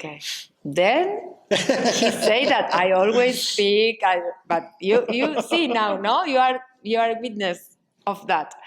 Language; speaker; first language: English; non-native, learner; Spanish